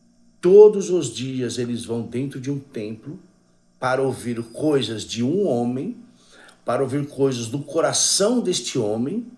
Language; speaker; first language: Portuguese; native; Portuguese